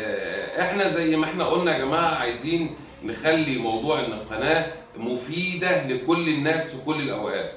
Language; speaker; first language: Arabic; native; Arabic